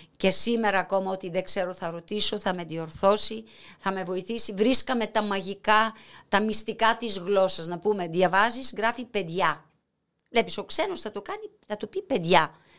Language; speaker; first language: Greek; non-native, fluent; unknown